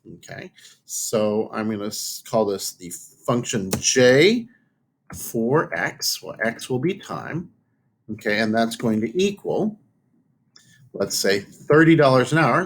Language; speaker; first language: English; native; English